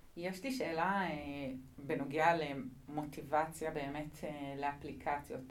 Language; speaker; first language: Hebrew; native; Hebrew